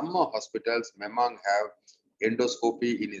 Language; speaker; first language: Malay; non-native, local second language; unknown